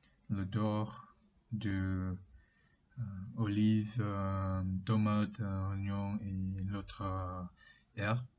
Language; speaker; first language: French; non-native, learner; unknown